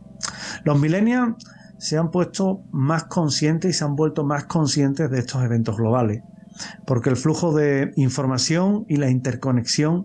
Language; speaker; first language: Spanish; native; Spanish